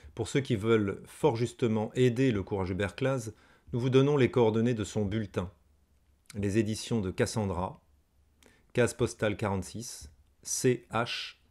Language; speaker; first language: French; native; French